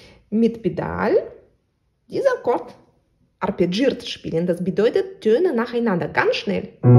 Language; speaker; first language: German; non-native, learner; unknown